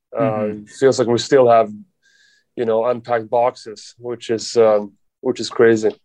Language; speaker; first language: English; non-native, fluent; Swedish